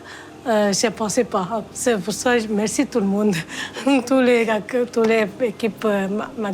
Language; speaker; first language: French; non-native, learner; Tamil